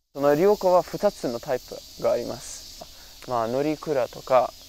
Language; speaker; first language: Japanese; non-native, fluent; Norwegian